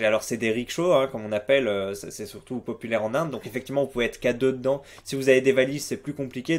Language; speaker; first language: French; native; French